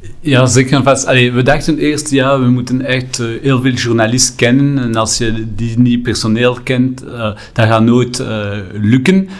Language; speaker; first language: Dutch; non-native, local second language; French